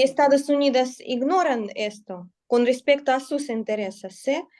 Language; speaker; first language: Spanish; non-native, learner; Russian